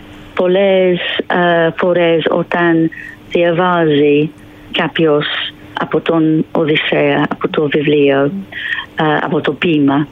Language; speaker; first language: Greek; non-native, learner; English